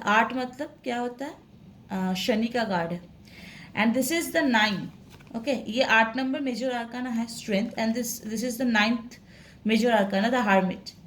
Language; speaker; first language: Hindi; non-native, local second language; Bangla